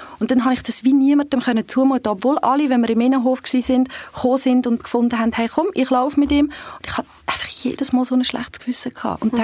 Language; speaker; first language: German; early bilingual, other home language; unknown